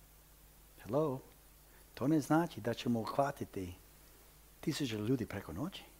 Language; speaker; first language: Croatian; early bilingual, heritage; Croatian